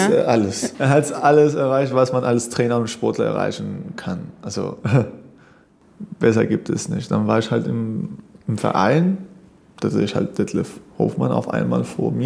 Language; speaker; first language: German; non-native, fluent; Persian